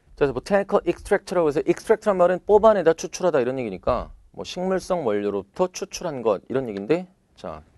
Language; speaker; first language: Korean; native; Korean